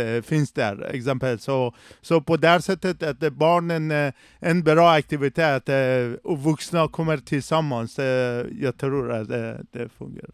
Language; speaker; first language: Swedish; non-native, learner; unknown